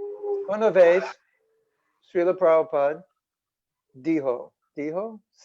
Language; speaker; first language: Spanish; non-native, learner; English